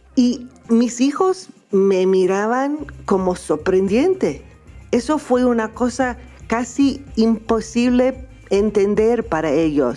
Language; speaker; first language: Spanish; non-native, fluent; English